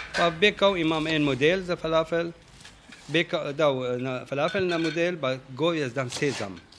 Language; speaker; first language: Slovenian; non-native, learner; Arabic